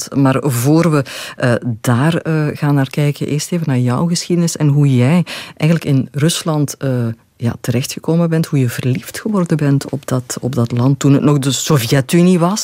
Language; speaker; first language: Dutch; native; Dutch